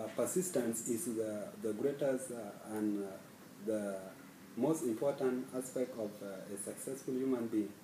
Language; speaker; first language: English; non-native, fluent; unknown